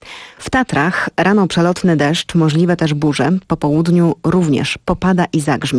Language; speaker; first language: Polish; native; Polish